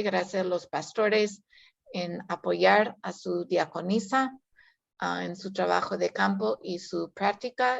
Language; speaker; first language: Spanish; non-native, fluent; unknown